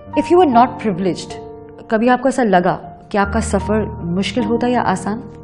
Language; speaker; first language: Urdu; native; Urdu